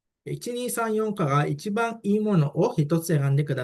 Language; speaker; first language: Japanese; non-native, fluent; Sinhala